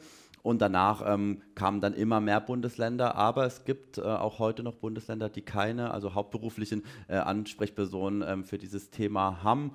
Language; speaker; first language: German; native; German